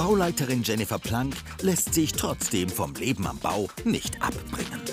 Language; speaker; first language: German; native; German